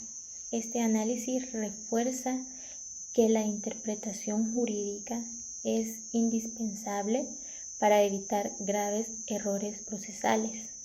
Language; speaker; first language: Spanish; native; Spanish